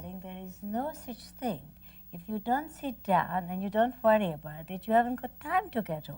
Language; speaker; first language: English; non-native, fluent; Hungarian